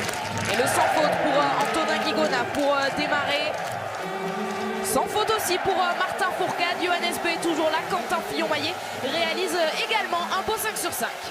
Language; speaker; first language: French; native; French